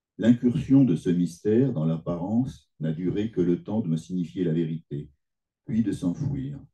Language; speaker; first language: French; native; French